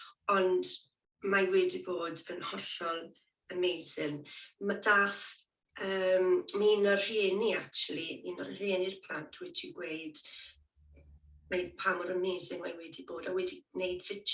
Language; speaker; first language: Welsh; native; Welsh